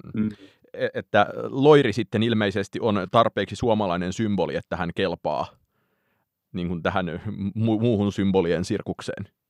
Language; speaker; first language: Finnish; native; Finnish